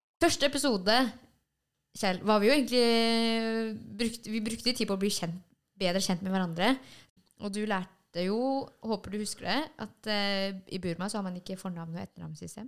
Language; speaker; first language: Norwegian; early bilingual, other home language; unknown